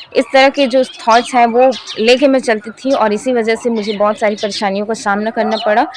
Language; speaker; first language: Hindi; native; Hindi